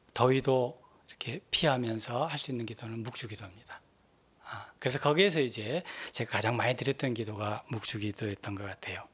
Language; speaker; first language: Korean; native; Korean